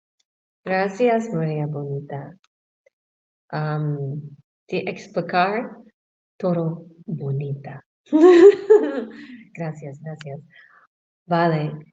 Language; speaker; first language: Spanish; non-native, learner; English